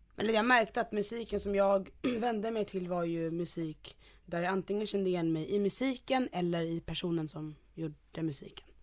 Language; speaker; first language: Swedish; early bilingual, other home language; Ganda